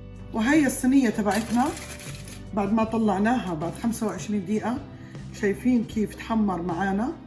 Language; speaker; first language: Arabic; native; Arabic